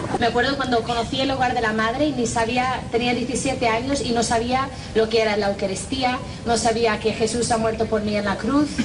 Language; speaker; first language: Spanish; non-native, fluent; English